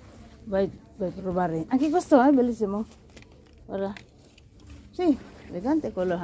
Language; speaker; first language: Italian; non-native, learner; Filipino